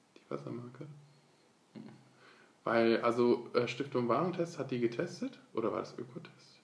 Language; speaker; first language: German; early bilingual, other home language; Turkish